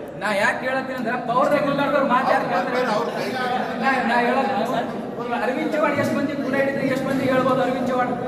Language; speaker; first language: Kannada; non-native, local second language; Lambadi